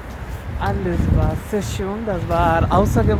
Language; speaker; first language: German; non-native, learner; Spanish